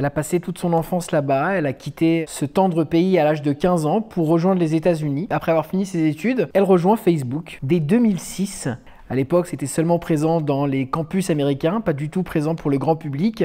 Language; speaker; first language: French; native; French